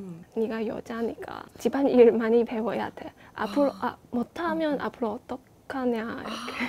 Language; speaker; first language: Korean; non-native, fluent; Chinese